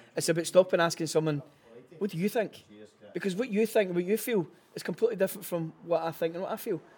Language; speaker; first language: English; native; English